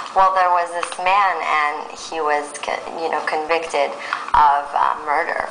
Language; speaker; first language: English; early bilingual, other home language; Persian